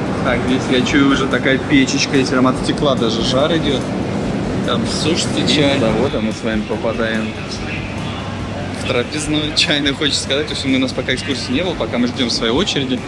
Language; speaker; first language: Russian; native; Russian